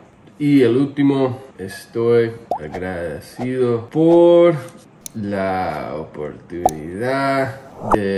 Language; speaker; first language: Spanish; non-native, fluent; English